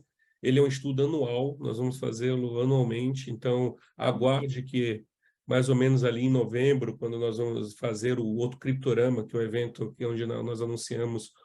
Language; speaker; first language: Portuguese; native; Portuguese